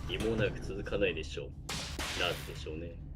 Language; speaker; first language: Japanese; native; Japanese